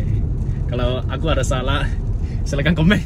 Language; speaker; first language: Indonesian; non-native, fluent; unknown